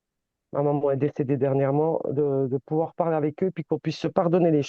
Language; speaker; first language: French; native; French